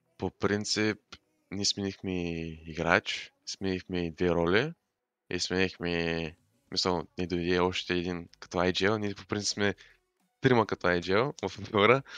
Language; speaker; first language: Bulgarian; non-native, local second language; Turkish